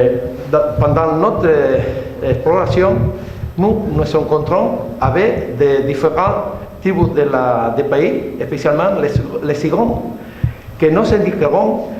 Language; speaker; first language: French; non-native, learner; Spanish